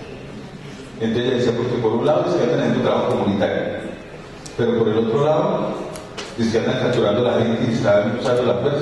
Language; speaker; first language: Spanish; native; Spanish